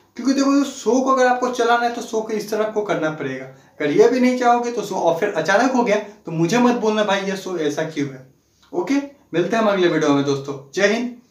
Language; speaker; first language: Hindi; non-native, local second language; Bangla